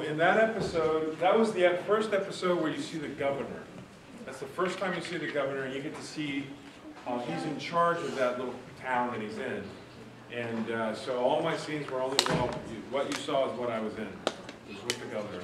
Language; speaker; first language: English; early bilingual, other home language; Spanish